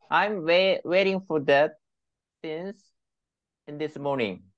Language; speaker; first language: English; non-native, learner; Korean